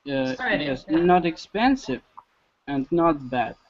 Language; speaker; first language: English; non-native, learner; Russian